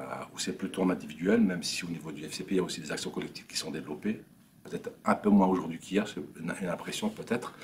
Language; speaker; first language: French; native; French